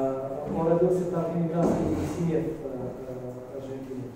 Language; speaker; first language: Russian; non-native, fluent; Bulgarian